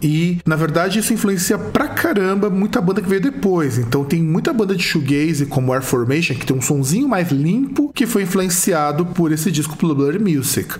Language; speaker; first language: Portuguese; native; Portuguese